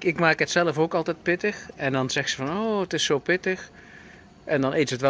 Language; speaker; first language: Dutch; native; Dutch